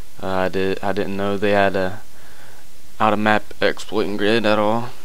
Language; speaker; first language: English; native; English